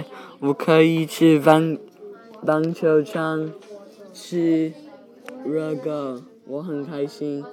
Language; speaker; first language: Chinese; non-native, learner; English